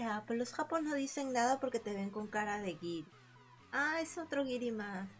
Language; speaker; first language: Spanish; native; Spanish